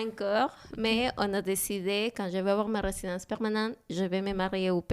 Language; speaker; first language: French; non-native, learner; Spanish